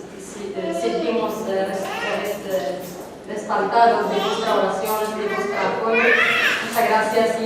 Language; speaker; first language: Spanish; non-native, learner; Arabic